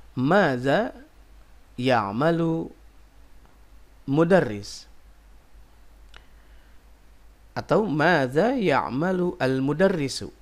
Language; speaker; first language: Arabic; non-native, fluent; Indonesian